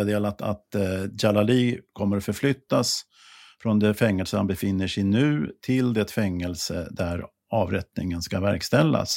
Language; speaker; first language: Swedish; native; Swedish